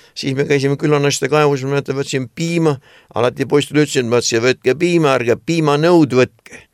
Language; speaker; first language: Estonian; native; Estonian